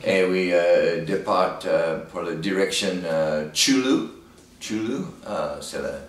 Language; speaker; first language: French; non-native, learner; English